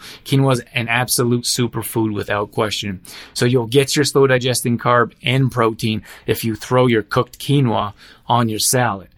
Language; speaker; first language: English; native; English